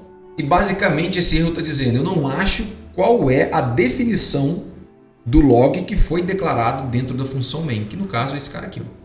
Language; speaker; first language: Portuguese; native; Portuguese